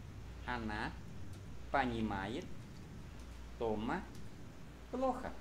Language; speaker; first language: Russian; non-native, fluent; Vietnamese